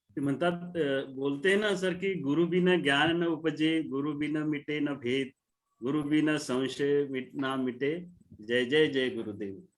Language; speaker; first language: Hindi; non-native, local second language; Marathi